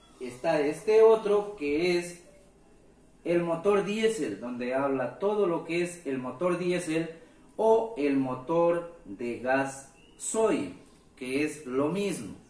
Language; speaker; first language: Spanish; native; Spanish